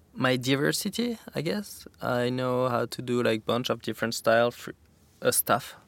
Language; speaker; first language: English; non-native, fluent; French